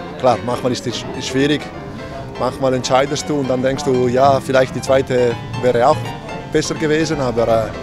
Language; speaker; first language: German; non-native, fluent; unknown